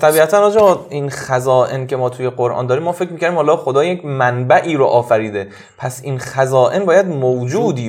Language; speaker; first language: Persian; native; Persian